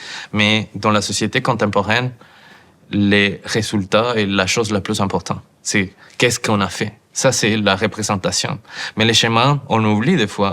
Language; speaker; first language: French; non-native, fluent; Spanish